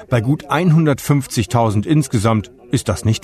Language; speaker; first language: German; native; German